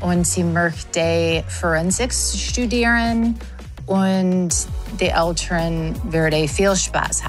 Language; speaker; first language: German; non-native, learner; English